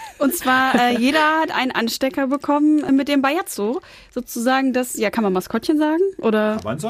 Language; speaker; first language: German; native; German